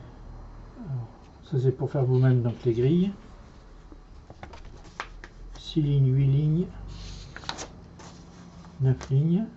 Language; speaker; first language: French; native; French